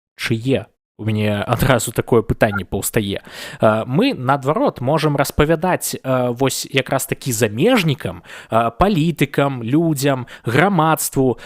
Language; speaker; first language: Belarusian; non-native, local second language; Russian